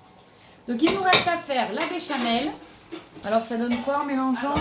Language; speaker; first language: French; native; French